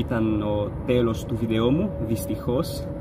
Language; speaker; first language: Greek; non-native, fluent; Arabic